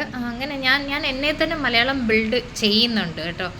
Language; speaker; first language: Malayalam; early bilingual, heritage; Malayalam